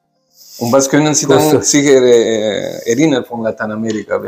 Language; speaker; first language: German; non-native, fluent; Spanish